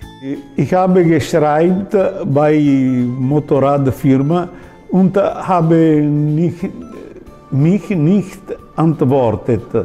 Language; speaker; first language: German; non-native, learner; Italian